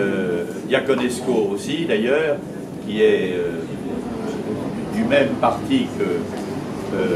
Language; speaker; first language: French; native; French